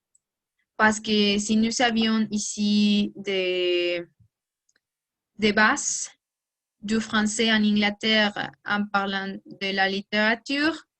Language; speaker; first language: French; non-native, learner; Spanish